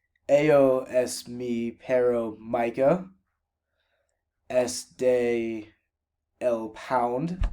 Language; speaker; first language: Spanish; non-native, learner; English